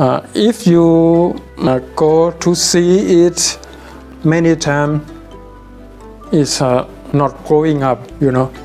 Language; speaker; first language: English; non-native, learner; Thai